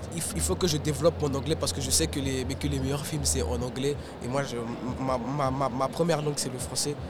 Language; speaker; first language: French; native; French